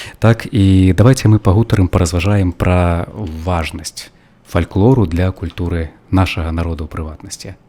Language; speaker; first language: Belarusian; native; Belarusian